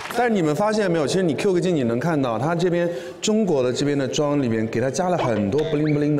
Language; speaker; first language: Chinese; native; Chinese